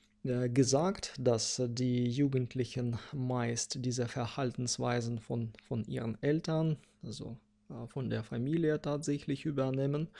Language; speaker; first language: German; non-native, fluent; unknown